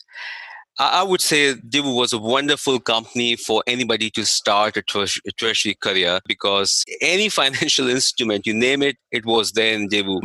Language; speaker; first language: English; non-native, local second language; Hindi